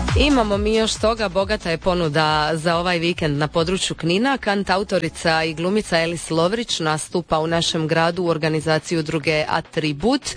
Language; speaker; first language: Serbian; native; Serbian